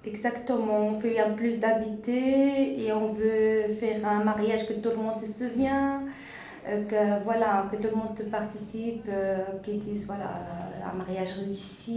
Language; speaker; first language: French; non-native, local second language; Arabic